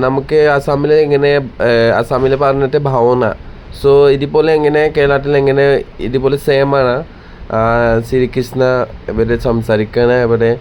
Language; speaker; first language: Malayalam; non-native, local second language; Assamese